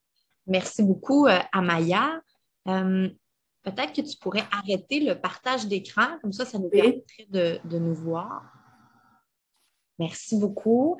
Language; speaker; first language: French; native; French